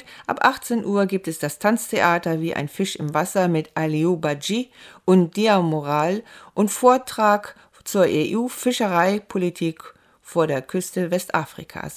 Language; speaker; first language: German; native; German